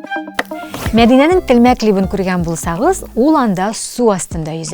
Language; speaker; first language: Tatar; native; Tatar